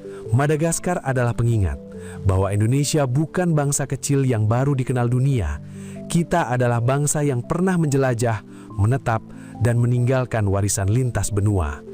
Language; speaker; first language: Indonesian; native; Indonesian